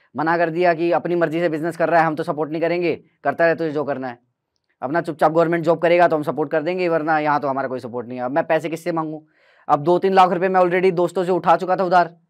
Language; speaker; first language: Hindi; native; Hindi